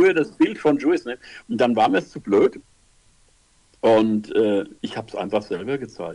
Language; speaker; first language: German; native; German